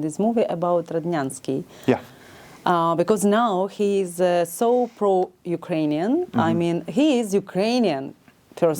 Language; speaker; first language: English; non-native, learner; Ukrainian